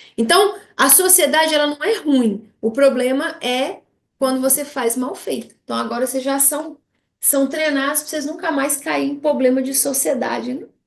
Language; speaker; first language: Portuguese; native; Portuguese